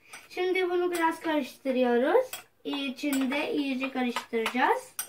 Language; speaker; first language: Turkish; non-native, fluent; Urdu